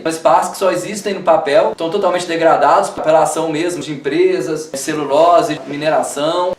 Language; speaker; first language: Portuguese; native; Portuguese